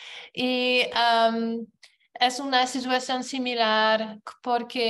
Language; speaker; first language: Spanish; non-native, learner; English